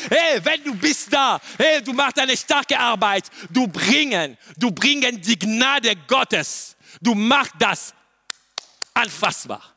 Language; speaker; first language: German; non-native, learner; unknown